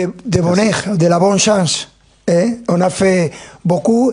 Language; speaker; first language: French; non-native, fluent; Spanish